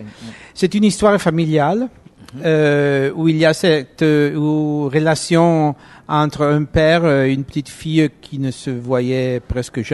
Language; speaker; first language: French; non-native, fluent; Italian